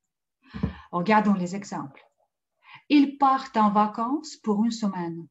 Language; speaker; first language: French; non-native, fluent; Russian